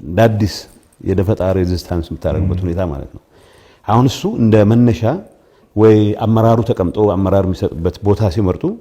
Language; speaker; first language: Amharic; non-native, local second language; Tigrinya